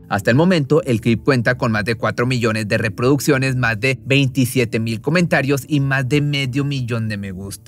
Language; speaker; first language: Spanish; native; Spanish